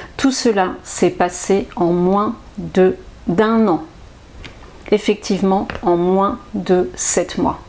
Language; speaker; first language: French; native; French